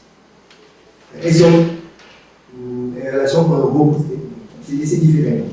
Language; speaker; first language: Spanish; non-native, fluent; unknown